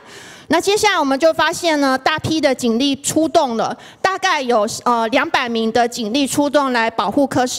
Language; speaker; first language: Chinese; native; Chinese